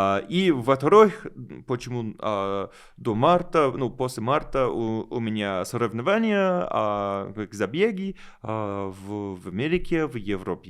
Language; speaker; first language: Russian; non-native, learner; English